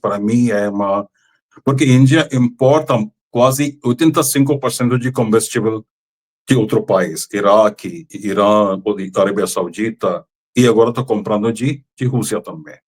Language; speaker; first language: Portuguese; non-native, fluent; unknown